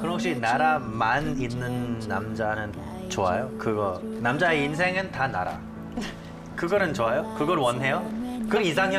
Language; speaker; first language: Korean; non-native, fluent; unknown